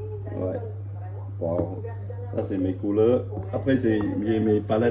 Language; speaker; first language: French; non-native, fluent; Vietnamese